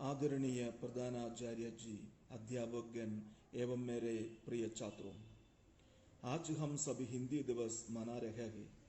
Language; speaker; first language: Hindi; non-native, fluent; Malayalam